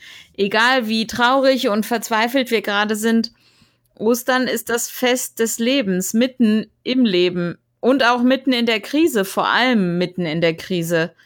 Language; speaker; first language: German; native; German